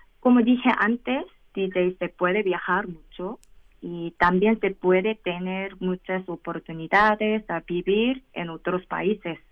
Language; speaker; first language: Spanish; non-native, learner; Korean